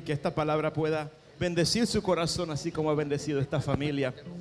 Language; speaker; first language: Spanish; early bilingual, heritage; Spanish